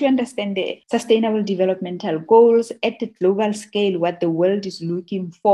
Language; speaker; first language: English; non-native, local second language; Tswana